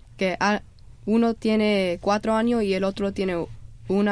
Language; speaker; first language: Spanish; early bilingual, heritage; Spanish